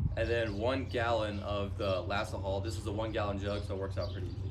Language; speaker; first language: English; native; English